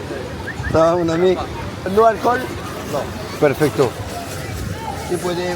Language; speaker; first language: Spanish; non-native, learner; French